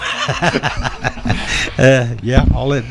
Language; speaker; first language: English; native; English